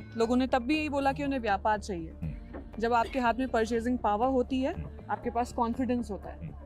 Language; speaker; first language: Hindi; native; Hindi